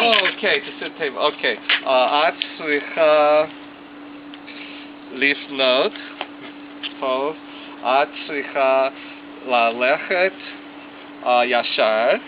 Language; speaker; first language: Hebrew; non-native, learner; English